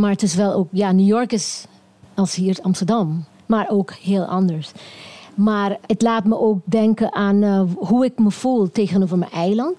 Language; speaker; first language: Dutch; non-native, local second language; Papiamento